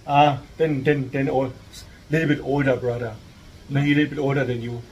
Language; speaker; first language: English; non-native, learner; German